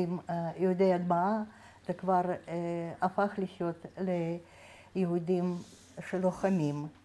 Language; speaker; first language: Hebrew; non-native, fluent; Russian